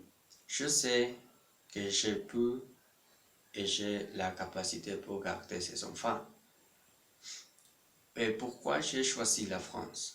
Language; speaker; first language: French; non-native, learner; Spanish